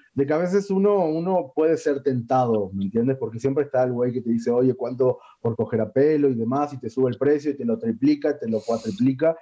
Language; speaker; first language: Spanish; native; Spanish